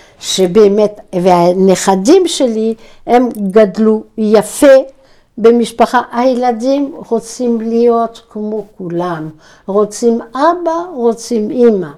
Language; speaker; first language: Hebrew; non-native, fluent; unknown